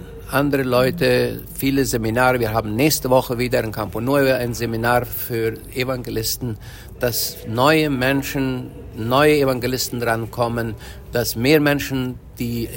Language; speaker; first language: German; early bilingual, heritage; Low German